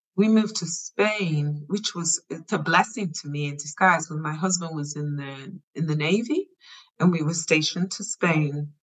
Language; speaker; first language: English; native; English